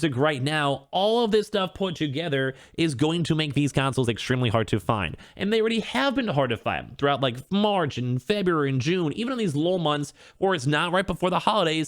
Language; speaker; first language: English; native; English